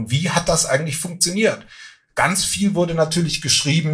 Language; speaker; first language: German; native; German